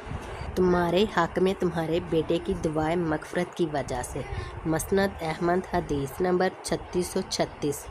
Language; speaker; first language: Urdu; native; Urdu